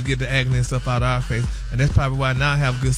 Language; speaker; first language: English; native; English